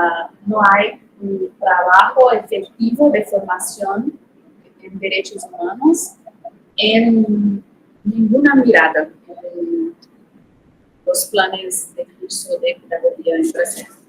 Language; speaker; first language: Spanish; non-native, fluent; Portuguese